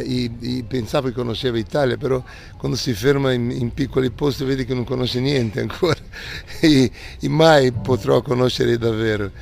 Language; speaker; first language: Italian; non-native, fluent; Portuguese